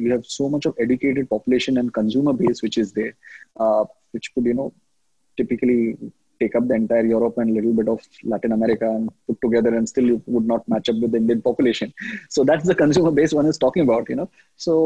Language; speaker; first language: English; non-native, local second language; Hindi